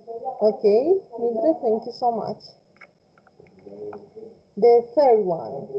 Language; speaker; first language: English; non-native, fluent; Spanish